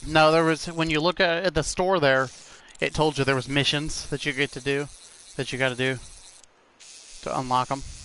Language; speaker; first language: English; native; English